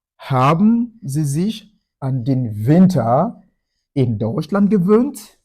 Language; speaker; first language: German; non-native, fluent; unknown